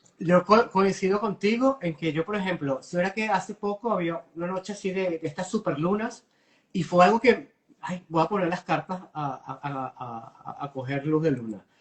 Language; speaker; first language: Spanish; native; Spanish